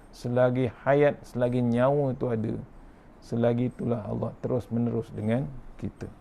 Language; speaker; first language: Malay; native; Malay